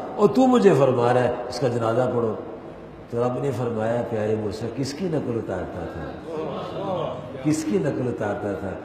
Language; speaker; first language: Urdu; non-native, local second language; Punjabi